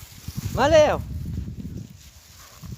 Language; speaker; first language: Thai; non-native, learner; Filipino